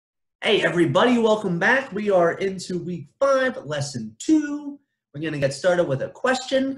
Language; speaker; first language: English; native; English